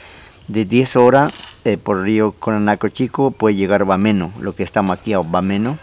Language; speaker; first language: Spanish; non-native, local second language; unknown